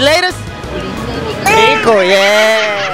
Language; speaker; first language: Portuguese; non-native, learner; Spanish